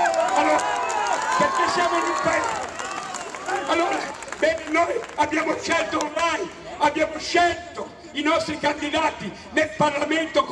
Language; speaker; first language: Italian; native; Italian